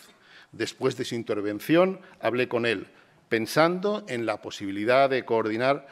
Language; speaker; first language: Spanish; native; Spanish